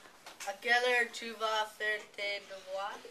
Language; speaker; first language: French; non-native, learner; English